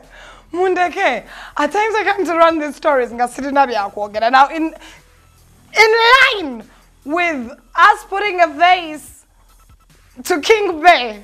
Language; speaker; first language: English; non-native, local second language; Ganda